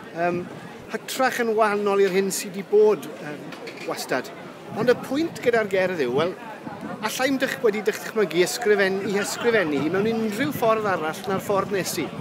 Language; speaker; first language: Welsh; native; Welsh